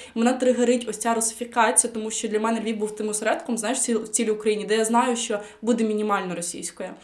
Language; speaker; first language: Ukrainian; non-native, local second language; Russian